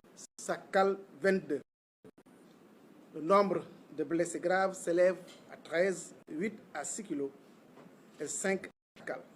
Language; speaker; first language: French; non-native, local second language; Wolof